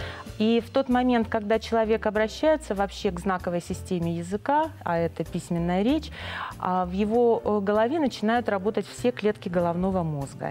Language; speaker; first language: Russian; native; Russian